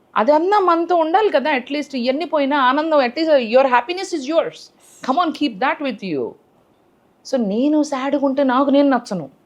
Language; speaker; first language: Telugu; native; Telugu